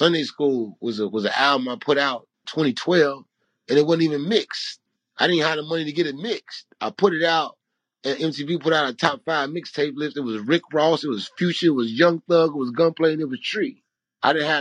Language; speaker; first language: English; native; English